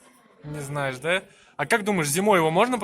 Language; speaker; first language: Russian; native; Russian